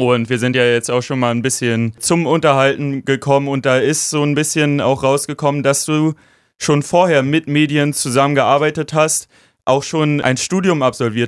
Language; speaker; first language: German; native; German